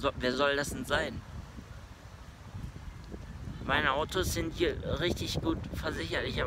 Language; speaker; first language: German; early bilingual, other home language; Turkish